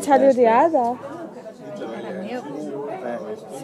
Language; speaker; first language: Italian; non-native, learner; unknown